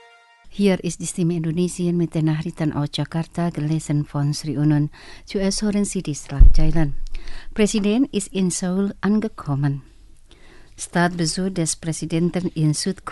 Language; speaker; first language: German; non-native, fluent; Indonesian